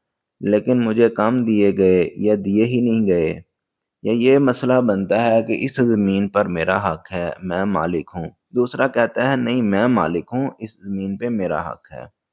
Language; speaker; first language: Urdu; native; Urdu